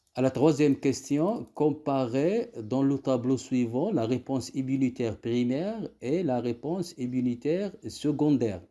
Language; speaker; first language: French; non-native, local second language; Arabic